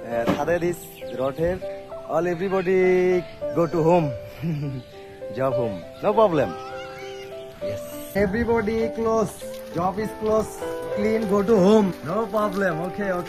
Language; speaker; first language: English; non-native, learner; Bangla